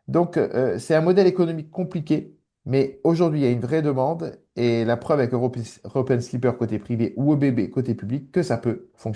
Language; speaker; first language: French; native; French